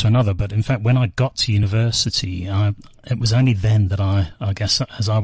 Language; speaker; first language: English; native; English